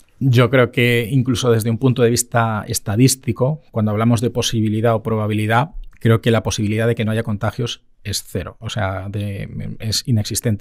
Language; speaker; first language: Spanish; native; Spanish